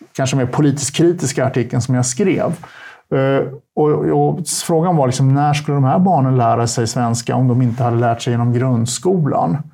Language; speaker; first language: Swedish; early bilingual, other home language; Turkish